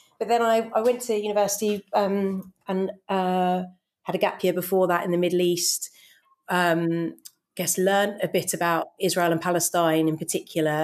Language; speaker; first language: English; native; English